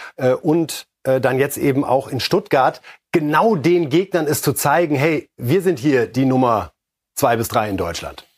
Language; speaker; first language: German; native; German